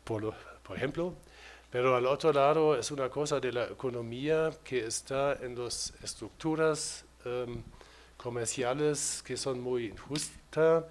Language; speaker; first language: Spanish; non-native, fluent; German